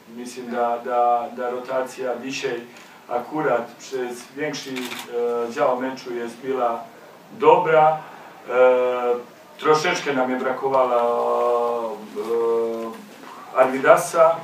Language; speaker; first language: Polish; non-native, learner; Slovenian